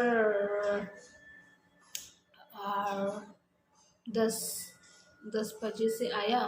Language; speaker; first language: Hindi; non-native, learner; Tibetan